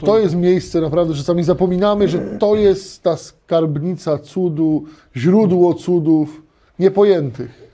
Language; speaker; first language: Polish; native; Polish